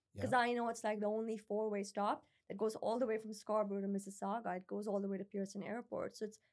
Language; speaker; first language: English; non-native, local second language; Urdu